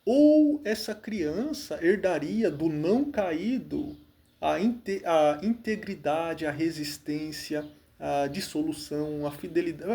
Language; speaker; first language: Portuguese; native; Portuguese